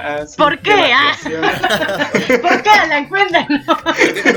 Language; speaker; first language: Spanish; native; Spanish